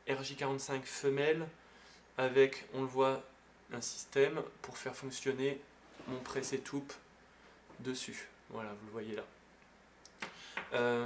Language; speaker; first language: French; native; French